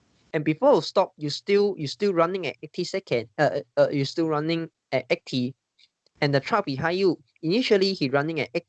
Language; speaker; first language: English; non-native, learner; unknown